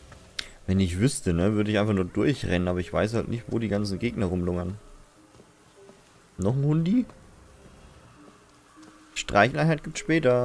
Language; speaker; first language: German; native; German